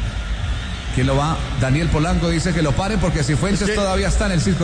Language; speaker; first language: Spanish; native; Spanish